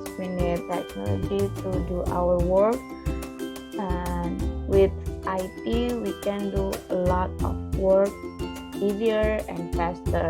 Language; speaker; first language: English; non-native, learner; Indonesian